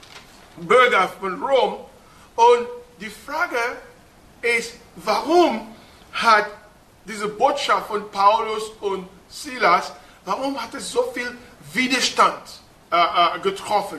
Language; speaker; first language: German; non-native, fluent; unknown